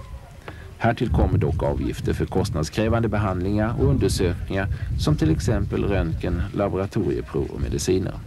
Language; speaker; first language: Swedish; native; Swedish